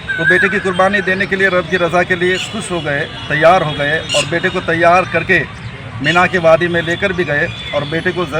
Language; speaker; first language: Urdu; non-native, local second language; Gujarati